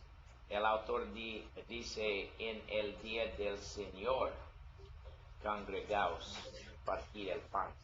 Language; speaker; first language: Spanish; non-native, learner; English